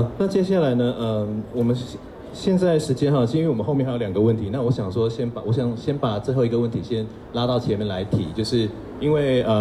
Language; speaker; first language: Chinese; native; Chinese